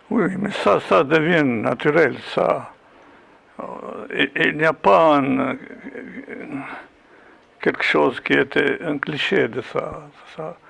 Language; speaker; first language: French; non-native, fluent; Albanian